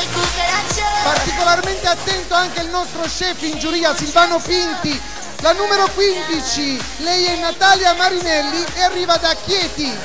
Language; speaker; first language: Italian; native; Italian